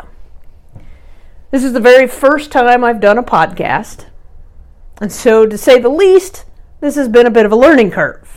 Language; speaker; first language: English; native; English